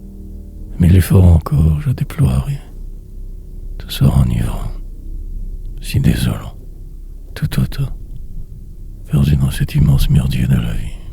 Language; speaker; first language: French; native; French